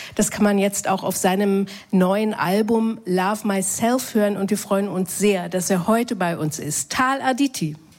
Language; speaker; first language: German; native; German